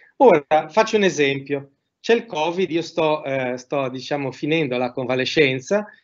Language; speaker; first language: Italian; native; Italian